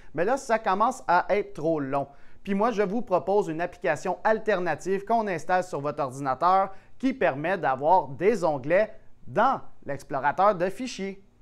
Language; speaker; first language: French; native; French